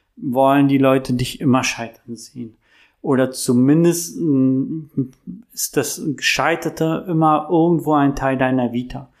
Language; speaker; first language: German; native; German